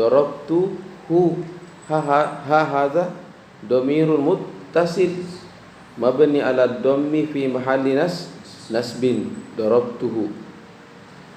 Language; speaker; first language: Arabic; non-native, fluent; Indonesian